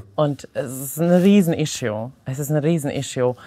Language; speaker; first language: German; non-native, fluent; Serbian